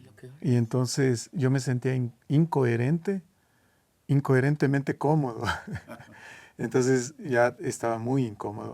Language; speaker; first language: Spanish; native; Spanish